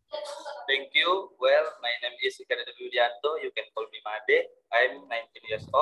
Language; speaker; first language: English; non-native, learner; Indonesian